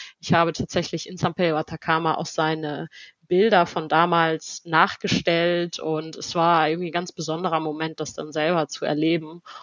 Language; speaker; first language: German; native; German